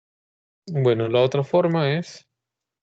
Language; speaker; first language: Spanish; native; Spanish